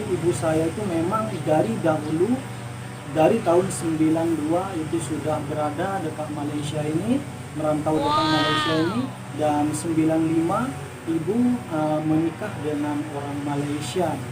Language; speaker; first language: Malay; non-native, local second language; Madurese